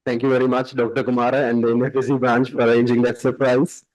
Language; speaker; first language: English; non-native, local second language; Sinhala